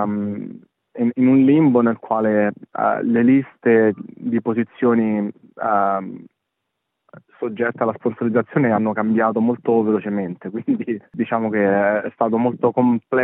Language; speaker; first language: Italian; native; Italian